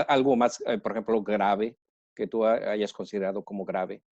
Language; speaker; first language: Spanish; native; Spanish